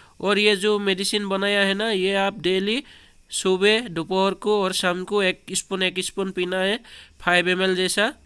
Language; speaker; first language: Hindi; non-native, local second language; Assamese